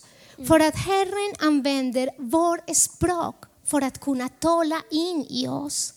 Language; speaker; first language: Swedish; non-native, fluent; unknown